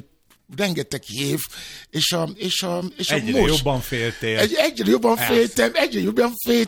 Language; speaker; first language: Hungarian; non-native, fluent; Yoruba